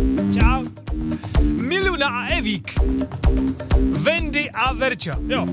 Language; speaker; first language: Czech; native; Czech